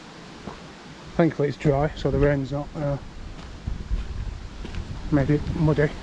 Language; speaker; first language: English; native; English